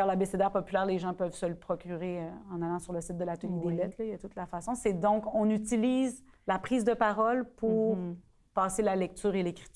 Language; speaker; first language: French; native; French